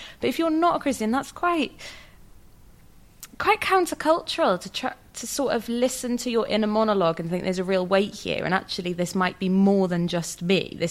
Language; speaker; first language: English; native; English